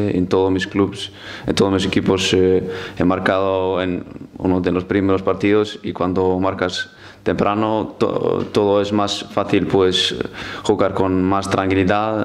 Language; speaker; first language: Spanish; non-native, fluent; Icelandic